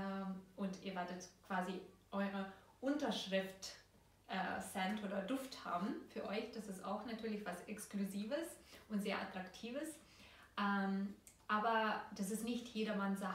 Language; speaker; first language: German; non-native, fluent; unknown